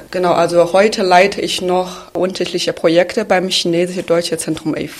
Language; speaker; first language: German; non-native, fluent; Chinese